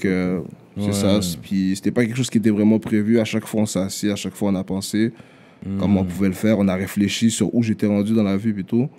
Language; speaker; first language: French; native; French